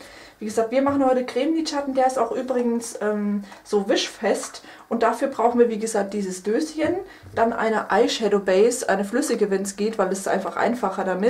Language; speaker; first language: German; native; German